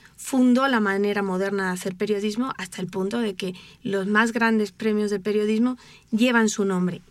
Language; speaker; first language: Spanish; native; Spanish